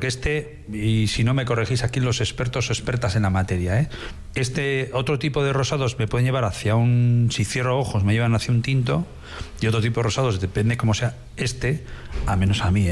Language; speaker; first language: Spanish; native; Spanish